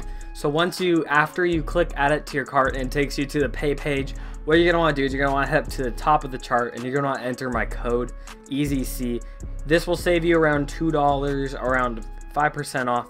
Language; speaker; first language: English; native; English